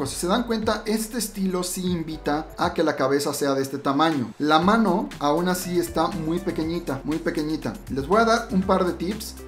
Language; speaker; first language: Spanish; native; Spanish